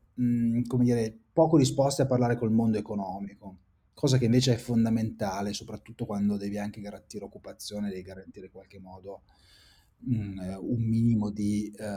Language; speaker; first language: Italian; native; Italian